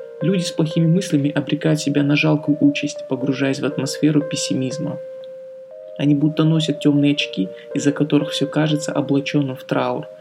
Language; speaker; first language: Russian; native; Russian